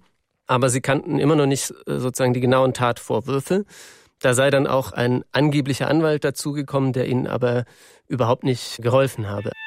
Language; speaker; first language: German; native; German